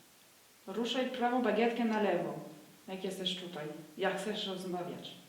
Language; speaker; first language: Polish; early bilingual, heritage; French